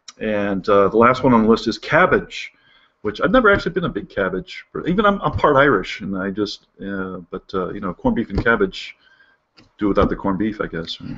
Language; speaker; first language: English; native; English